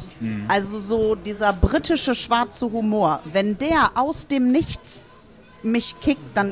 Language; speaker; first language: German; native; German